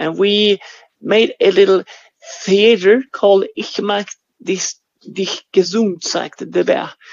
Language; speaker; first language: German; non-native, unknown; Swedish